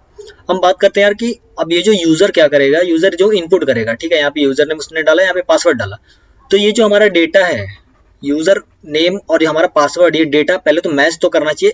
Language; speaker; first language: Hindi; native; Hindi